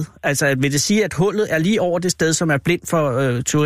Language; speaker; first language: Danish; native; Danish